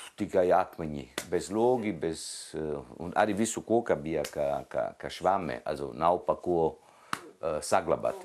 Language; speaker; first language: Latvian; non-native, learner; Italian